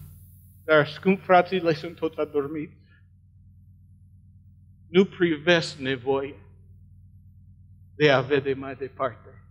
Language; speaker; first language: Romanian; non-native, learner; English